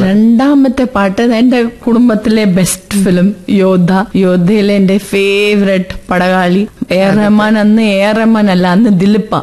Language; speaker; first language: Malayalam; early bilingual, heritage; Malayalam